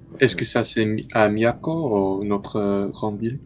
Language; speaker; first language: French; non-native, learner; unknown